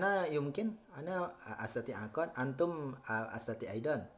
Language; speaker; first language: Arabic; non-native, learner; Indonesian